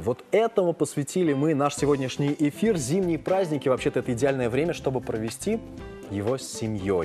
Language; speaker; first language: Russian; native; Russian